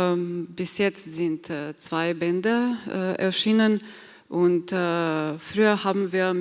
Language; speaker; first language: German; non-native, fluent; Slovenian